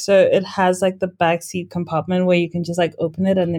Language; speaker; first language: English; non-native, local second language; Shona